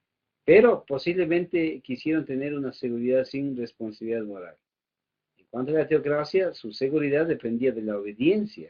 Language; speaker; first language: Spanish; native; Spanish